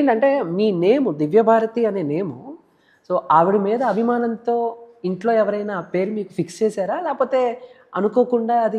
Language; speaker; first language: Telugu; native; Telugu